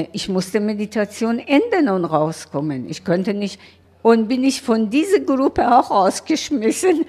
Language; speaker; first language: German; non-native, learner; Persian